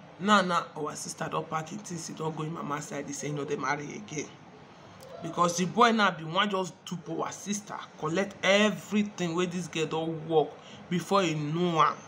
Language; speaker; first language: Nigerian Pidgin; non-native, local second language; Igbo